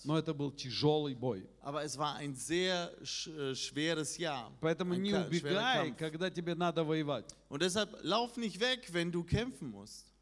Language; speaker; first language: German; non-native, fluent; Russian